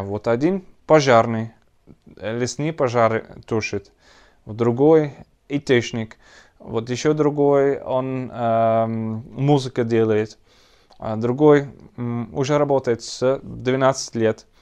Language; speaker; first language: Russian; non-native, learner; Dutch